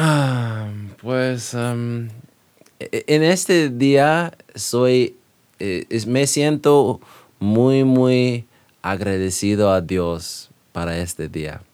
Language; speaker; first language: Spanish; non-native, learner; English